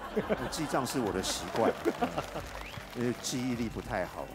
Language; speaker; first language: Chinese; native; Chinese